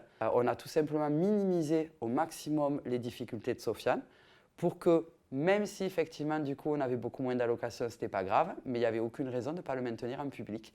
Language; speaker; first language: French; native; French